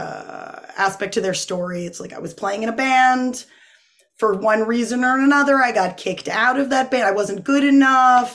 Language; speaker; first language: English; native; English